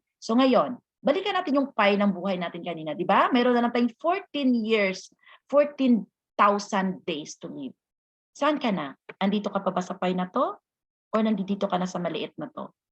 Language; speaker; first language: Filipino; non-native, local second language; Hiligaynon